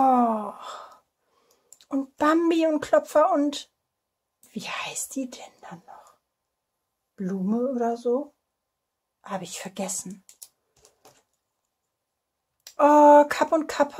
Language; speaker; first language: German; native; German